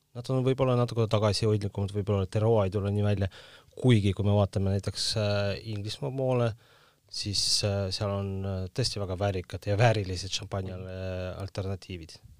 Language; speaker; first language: Estonian; non-native, local second language; Russian